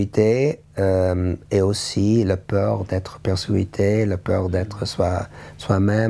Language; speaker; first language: French; non-native, learner; English